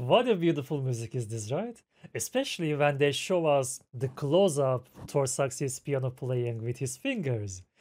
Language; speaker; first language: English; non-native, fluent; Turkish